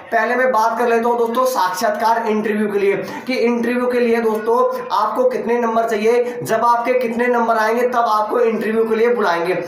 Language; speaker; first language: Hindi; native; Hindi